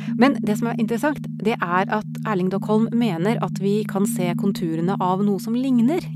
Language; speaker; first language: Norwegian; native; Norwegian